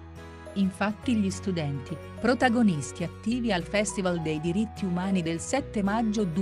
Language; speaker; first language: Italian; native; Italian